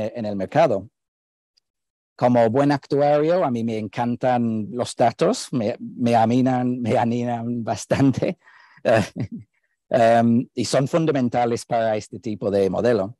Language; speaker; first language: Spanish; non-native, fluent; English